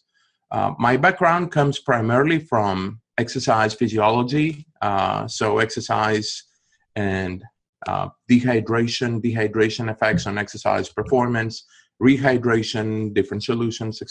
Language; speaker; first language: English; non-native, fluent; Greek